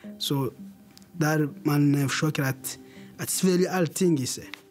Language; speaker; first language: Swedish; non-native, learner; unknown